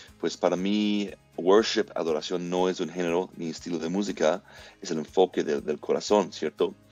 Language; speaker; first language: Spanish; non-native, fluent; English